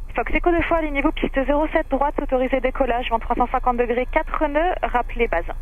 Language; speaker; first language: French; native; French